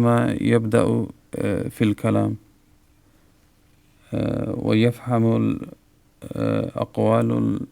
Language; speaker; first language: Arabic; non-native, learner; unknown